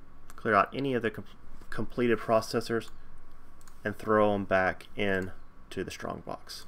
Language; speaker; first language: English; native; English